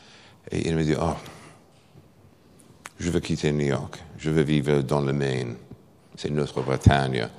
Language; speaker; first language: French; non-native, fluent; English